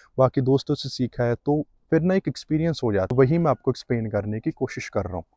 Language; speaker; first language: Hindi; non-native, local second language; Punjabi